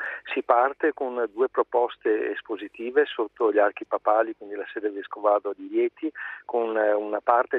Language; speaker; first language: Italian; native; Italian